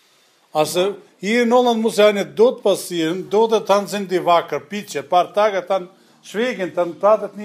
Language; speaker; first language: Dutch; non-native, learner; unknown